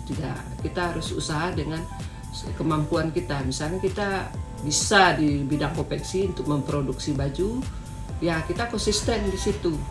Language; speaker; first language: Indonesian; non-native, local second language; Minangkabau